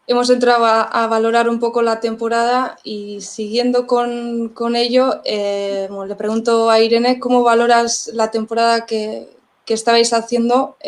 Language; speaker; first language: Spanish; non-native, local second language; Basque